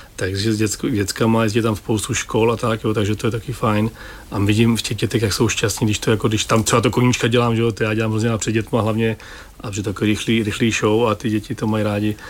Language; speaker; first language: Czech; native; Czech